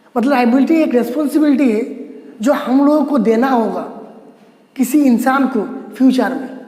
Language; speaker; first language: Hindi; non-native, local second language; Bangla